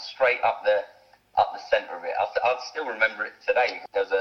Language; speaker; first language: English; native; English